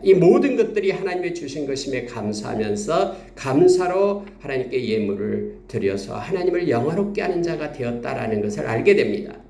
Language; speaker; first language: Korean; native; Korean